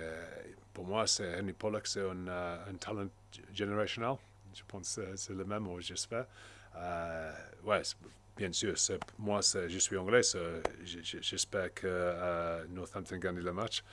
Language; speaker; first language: French; non-native, learner; English